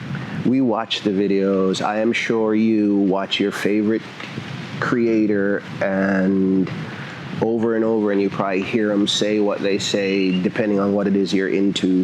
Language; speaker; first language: English; native; English